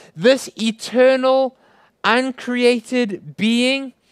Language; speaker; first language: English; native; English